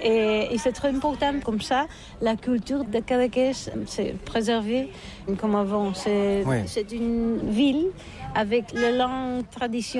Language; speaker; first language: French; non-native, learner; Catalan